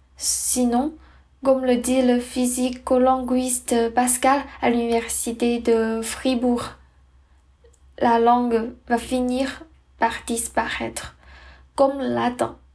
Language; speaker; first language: French; non-native, learner; Chinese